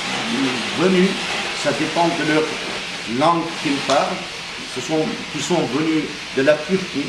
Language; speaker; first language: French; non-native, fluent; Armenian